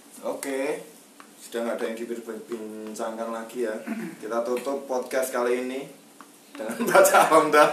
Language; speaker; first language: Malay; non-native, local second language; Javanese